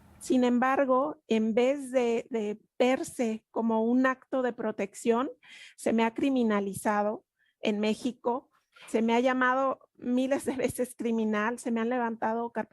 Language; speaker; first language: Spanish; native; Spanish